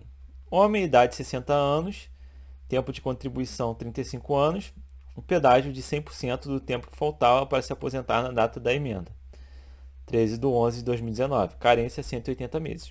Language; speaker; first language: Portuguese; native; Portuguese